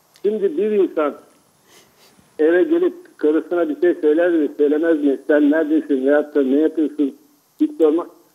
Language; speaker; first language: Turkish; native; Turkish